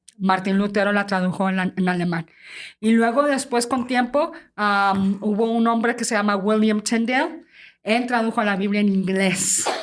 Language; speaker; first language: Spanish; early bilingual, heritage; Spanish